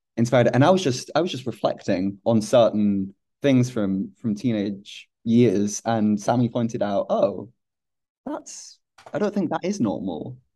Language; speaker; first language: English; native; English